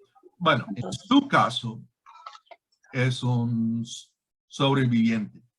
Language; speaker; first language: Spanish; non-native, fluent; English